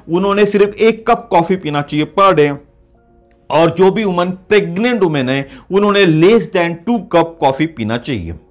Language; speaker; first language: Hindi; non-native, local second language; Marathi